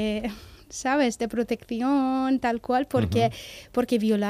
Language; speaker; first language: Spanish; non-native, fluent; Persian